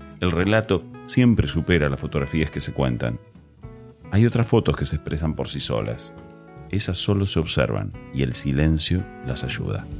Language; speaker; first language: Spanish; native; Spanish